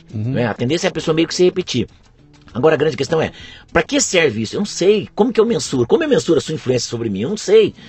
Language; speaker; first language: Portuguese; native; Portuguese